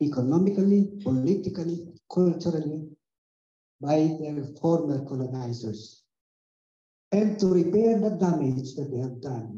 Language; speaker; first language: English; non-native, local second language; Filipino